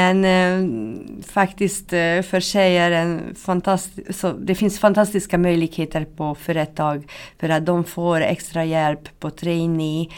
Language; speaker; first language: Swedish; non-native, fluent; Hungarian